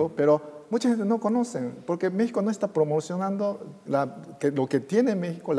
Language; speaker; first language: Spanish; non-native, fluent; Japanese